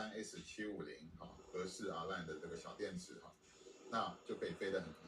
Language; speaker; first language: Chinese; native; Chinese